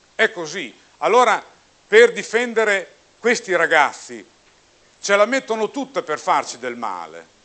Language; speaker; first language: Italian; native; Italian